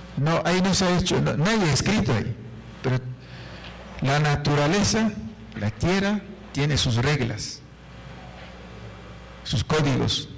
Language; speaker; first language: Spanish; non-native, local second language; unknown